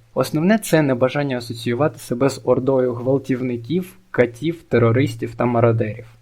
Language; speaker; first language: Ukrainian; non-native, local second language; Russian